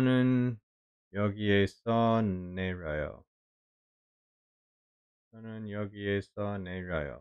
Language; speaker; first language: Korean; non-native, learner; English